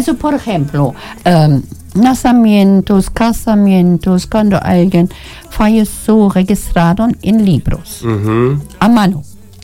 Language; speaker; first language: Spanish; non-native, learner; German